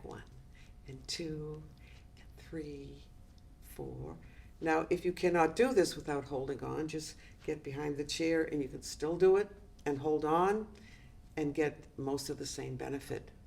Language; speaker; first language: English; native; English